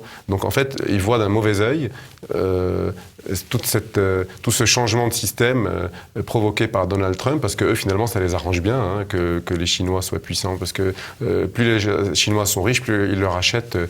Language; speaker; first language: French; native; French